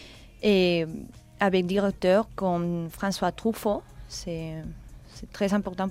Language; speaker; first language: French; non-native, learner; Spanish